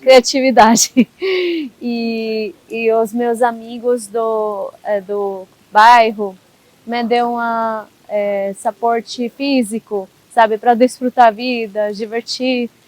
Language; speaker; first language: Portuguese; non-native, learner; Hindi